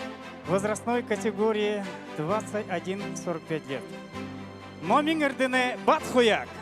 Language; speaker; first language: Russian; native; Russian